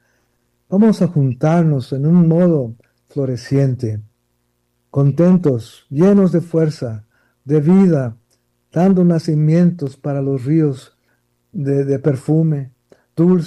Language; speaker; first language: Spanish; early bilingual, heritage; Spanish